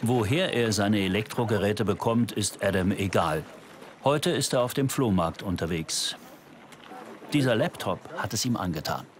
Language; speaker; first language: German; native; German